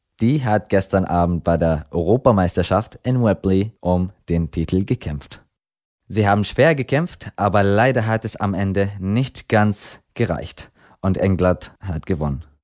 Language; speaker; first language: German; non-native, fluent; Arabic